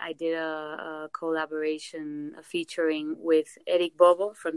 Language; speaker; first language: English; non-native, fluent; Spanish